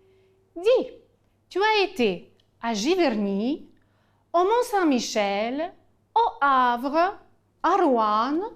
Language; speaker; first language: French; non-native, fluent; Ukrainian